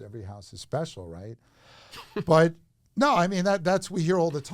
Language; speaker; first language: English; native; English